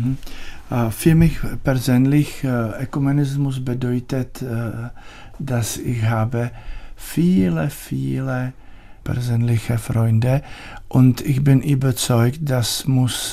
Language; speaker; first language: German; non-native, learner; Czech